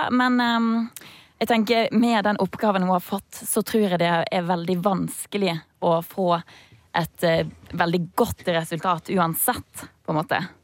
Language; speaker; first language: Norwegian; early bilingual, heritage; Norwegian